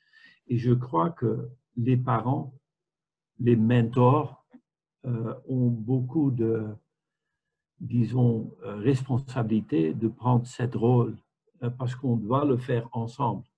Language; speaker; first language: French; non-native, fluent; Dutch